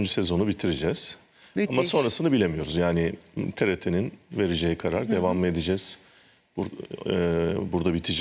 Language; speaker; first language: Turkish; native; Turkish